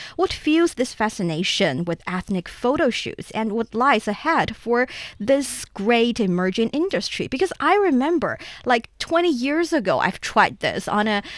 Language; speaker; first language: English; non-native, fluent; Chinese